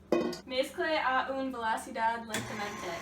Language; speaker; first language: Spanish; non-native, learner; English